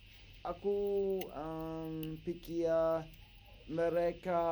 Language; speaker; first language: Indonesian; non-native, learner; English